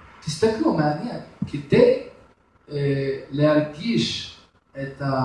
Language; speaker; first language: Hebrew; non-native, fluent; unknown